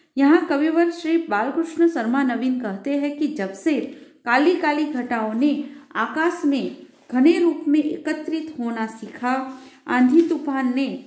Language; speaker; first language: Hindi; non-native, local second language; Gujarati